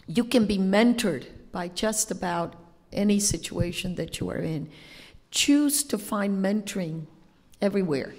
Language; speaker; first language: English; non-native, fluent; Spanish